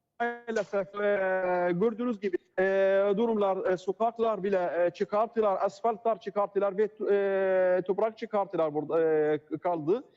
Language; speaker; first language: Turkish; non-native, learner; Arabic